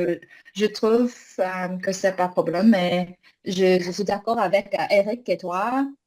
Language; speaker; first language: French; non-native, learner; English